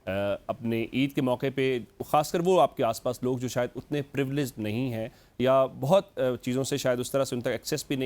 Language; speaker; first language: Urdu; native; Urdu